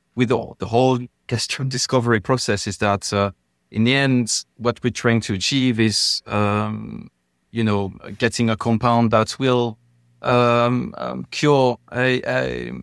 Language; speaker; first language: English; non-native, fluent; French